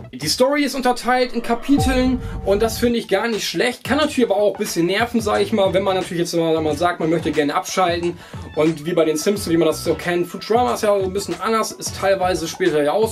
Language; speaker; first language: German; native; German